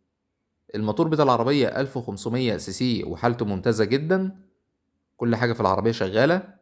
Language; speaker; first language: Arabic; native; Arabic